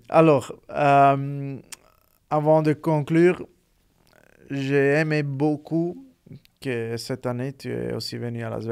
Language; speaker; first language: French; non-native, fluent; Italian